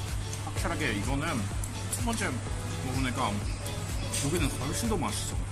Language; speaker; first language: Korean; non-native, fluent; English